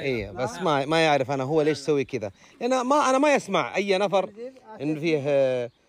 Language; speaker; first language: Arabic; non-native, learner; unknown